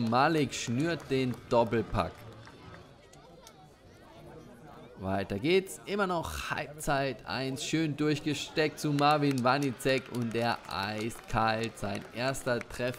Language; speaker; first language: German; native; German